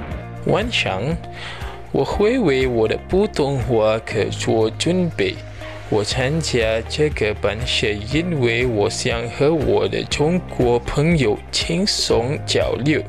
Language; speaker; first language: Chinese; non-native, learner; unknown